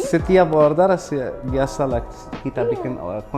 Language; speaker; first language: Indonesian; non-native, learner; Arabic